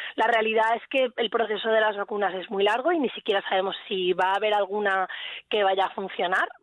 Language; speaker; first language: Spanish; native; Spanish